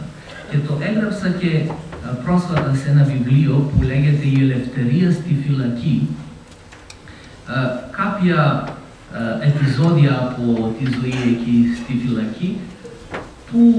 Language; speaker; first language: Greek; non-native, fluent; Macedonian